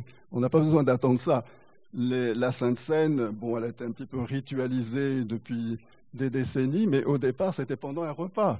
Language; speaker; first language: French; native; French